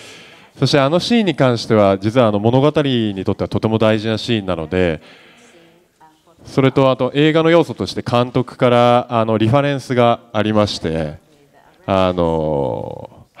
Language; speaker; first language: Japanese; native; Japanese